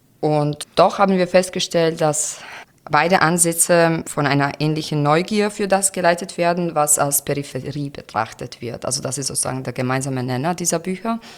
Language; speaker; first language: German; non-native, fluent; Croatian